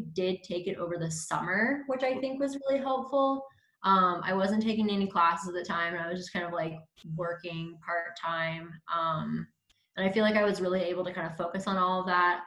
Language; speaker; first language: English; native; English